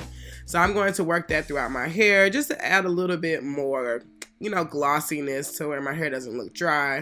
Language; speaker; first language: English; native; English